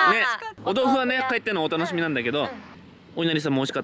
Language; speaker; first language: Japanese; native; Japanese